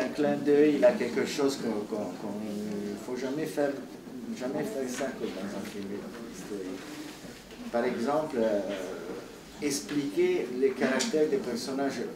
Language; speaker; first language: French; non-native, fluent; Italian